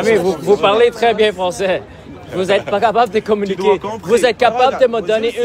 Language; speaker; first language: French; native; French